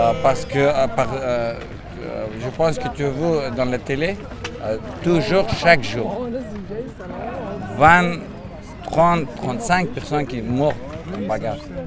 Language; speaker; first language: French; non-native, learner; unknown